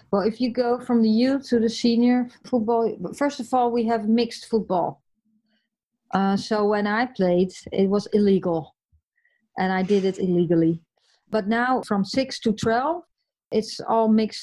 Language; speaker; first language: English; non-native, fluent; Dutch